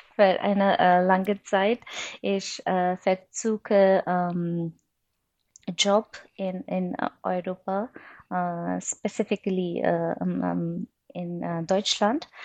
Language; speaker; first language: German; non-native, learner; Odia